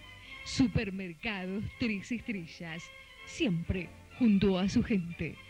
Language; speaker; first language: Spanish; native; Spanish